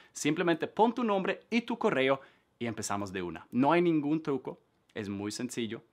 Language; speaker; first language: Spanish; non-native, fluent; Swedish